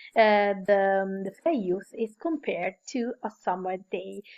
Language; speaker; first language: English; non-native, fluent; Italian